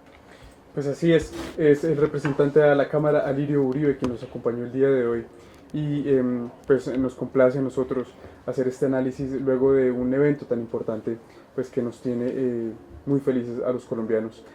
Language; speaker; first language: Spanish; native; Spanish